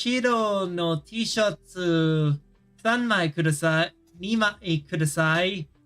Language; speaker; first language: Japanese; non-native, learner; English